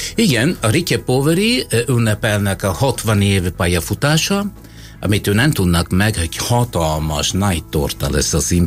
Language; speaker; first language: Hungarian; non-native, fluent; Italian